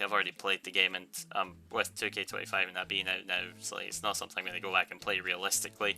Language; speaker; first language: English; native; English